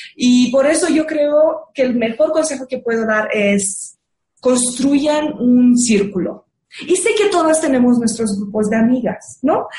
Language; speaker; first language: Spanish; non-native, fluent; Romanian